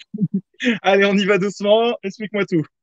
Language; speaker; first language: French; native; French